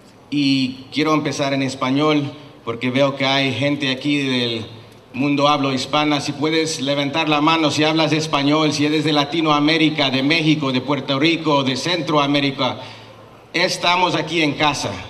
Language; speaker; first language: Spanish; early bilingual, heritage; Spanish